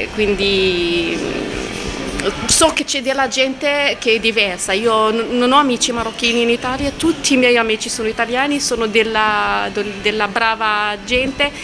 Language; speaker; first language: Italian; non-native, fluent; Arabic